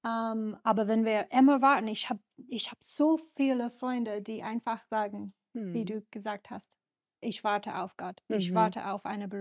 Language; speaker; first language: German; non-native, learner; English